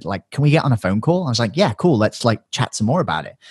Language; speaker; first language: English; native; English